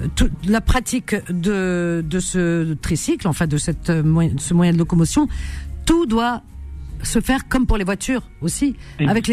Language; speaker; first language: French; native; French